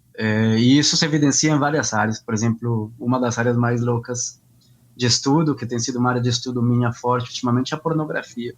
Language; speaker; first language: Portuguese; non-native, fluent; Spanish